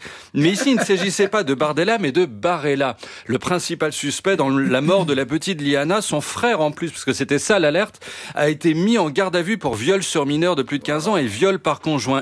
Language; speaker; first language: French; native; French